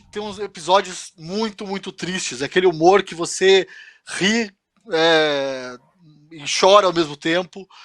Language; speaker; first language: Portuguese; native; Portuguese